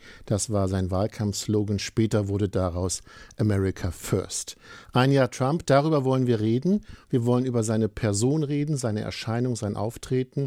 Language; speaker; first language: German; native; German